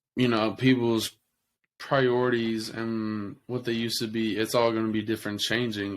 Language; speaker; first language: English; native; English